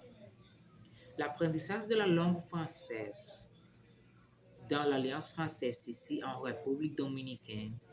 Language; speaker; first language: French; non-native, learner; Spanish